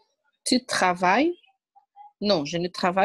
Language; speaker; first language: French; non-native, learner; Portuguese